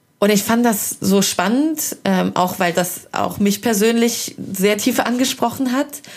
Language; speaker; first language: German; early bilingual, other home language; Persian